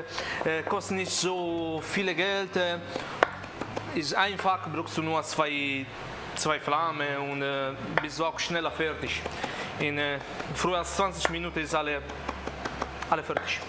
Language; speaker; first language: German; non-native, learner; Italian